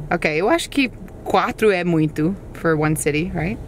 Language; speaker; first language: Portuguese; non-native, learner; English